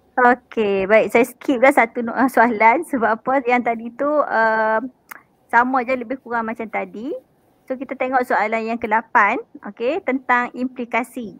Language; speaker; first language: Malay; native; Malay